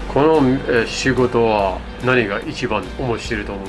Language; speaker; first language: Japanese; non-native, fluent; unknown